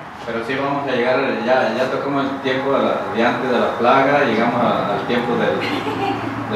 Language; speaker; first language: Spanish; native; Spanish